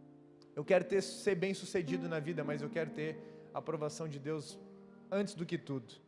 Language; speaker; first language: Portuguese; native; Portuguese